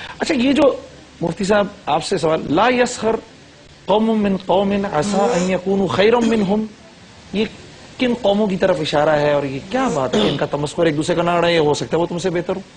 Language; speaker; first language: Urdu; native; Urdu